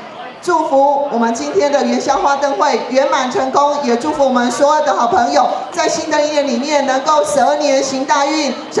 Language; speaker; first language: Chinese; native; Chinese